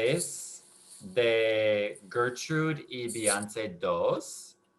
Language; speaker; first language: Spanish; non-native, learner; English